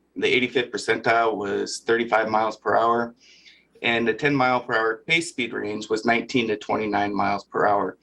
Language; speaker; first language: English; native; English